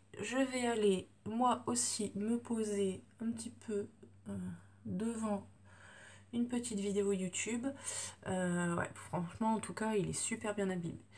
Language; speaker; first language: French; native; French